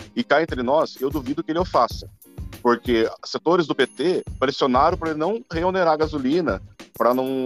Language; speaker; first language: Portuguese; native; Portuguese